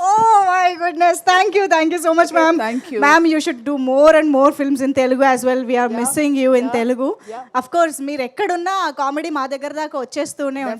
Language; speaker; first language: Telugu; native; Telugu